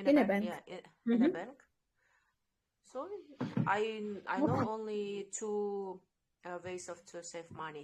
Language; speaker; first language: English; non-native, learner; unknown